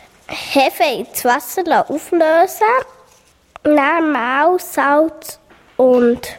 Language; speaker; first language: German; native; German